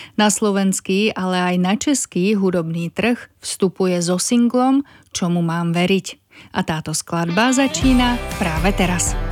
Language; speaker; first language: Slovak; native; Slovak